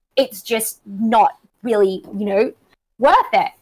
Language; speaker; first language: English; native; English